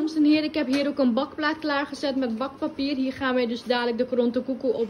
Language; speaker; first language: Dutch; native; Dutch